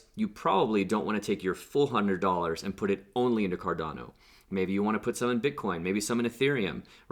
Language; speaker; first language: English; native; English